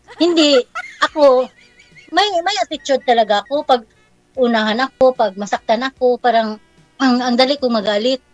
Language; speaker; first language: Filipino; non-native, local second language; Cebuano